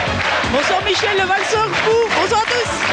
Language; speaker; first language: French; native; French